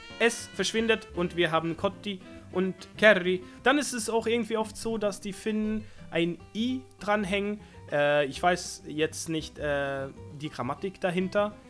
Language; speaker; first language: German; non-native, fluent; Swedish